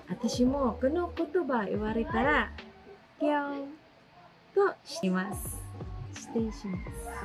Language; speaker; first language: Japanese; non-native, fluent; Cebuano